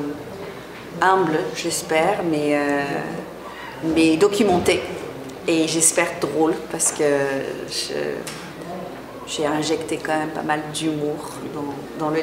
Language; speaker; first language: French; non-native, fluent; English